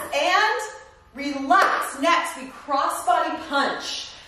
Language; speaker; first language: English; native; English